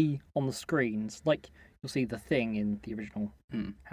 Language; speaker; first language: English; native; English